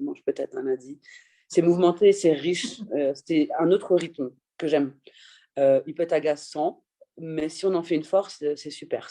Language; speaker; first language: French; early bilingual, other home language; Persian